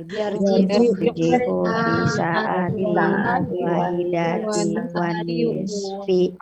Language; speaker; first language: Arabic; non-native, learner; Indonesian